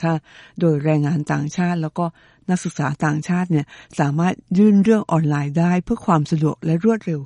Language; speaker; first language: Thai; native; Thai